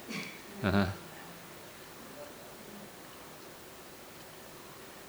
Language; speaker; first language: English; non-native, learner; Thai